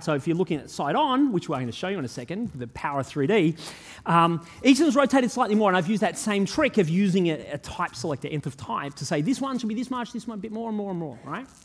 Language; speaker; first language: English; native; English